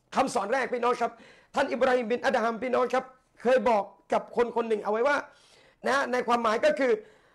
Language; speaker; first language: Thai; non-native, local second language; Malay